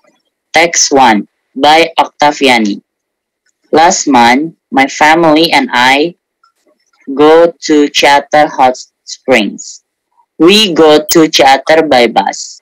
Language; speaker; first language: English; non-native, learner; Indonesian